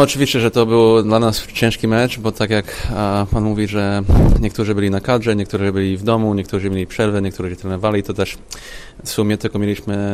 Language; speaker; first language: Polish; early bilingual, heritage; Polish